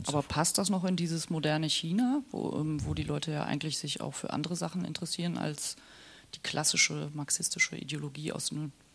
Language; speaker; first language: German; native; German